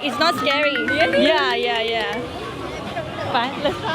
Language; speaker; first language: English; non-native, learner; Thai